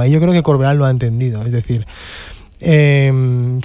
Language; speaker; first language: Spanish; native; Spanish